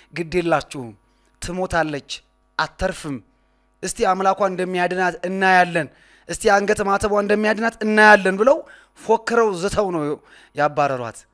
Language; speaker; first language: Amharic; native; Amharic